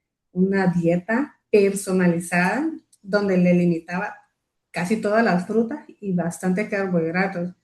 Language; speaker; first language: Spanish; native; Spanish